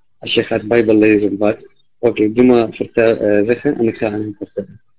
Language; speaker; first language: Dutch; non-native, learner; Arabic